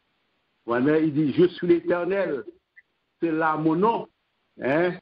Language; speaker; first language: French; non-native, local second language; Haitian Creole